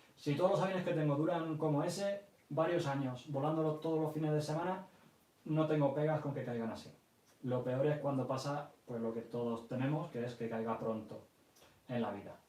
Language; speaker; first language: Spanish; early bilingual, other home language; English